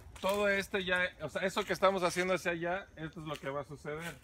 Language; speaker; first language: Spanish; native; Spanish